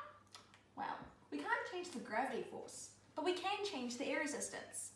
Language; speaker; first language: English; native; English